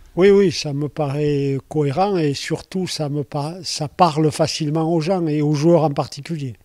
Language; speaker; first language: French; native; French